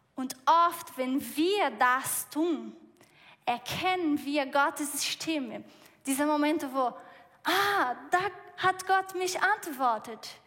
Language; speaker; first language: German; non-native, fluent; Portuguese